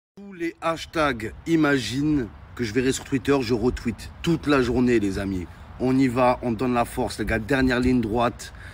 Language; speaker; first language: French; native; French